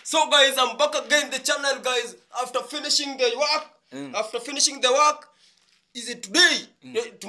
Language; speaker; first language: English; non-native, learner; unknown